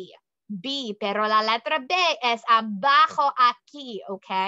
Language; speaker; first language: Spanish; non-native, learner; English